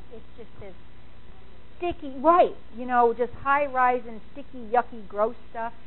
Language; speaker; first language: English; native; English